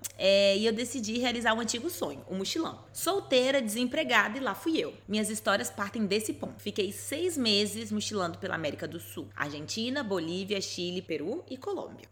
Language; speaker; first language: Portuguese; native; Portuguese